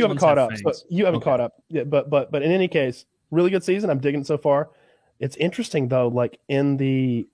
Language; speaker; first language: English; native; English